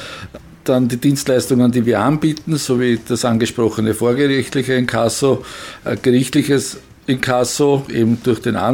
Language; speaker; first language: German; native; German